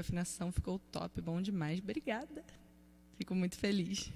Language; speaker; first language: Portuguese; native; Portuguese